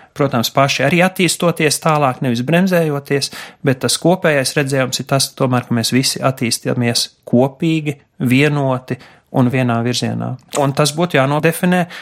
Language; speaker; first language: Latvian; native; Latvian